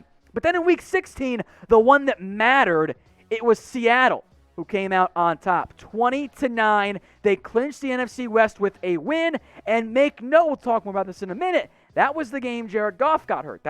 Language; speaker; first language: English; native; English